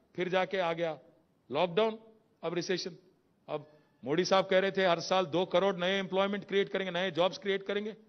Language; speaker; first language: Hindi; non-native, local second language; Telugu